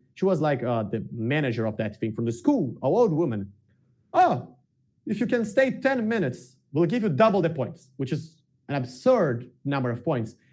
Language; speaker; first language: English; non-native, fluent; Portuguese